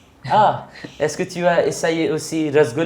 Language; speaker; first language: French; non-native, learner; Hindi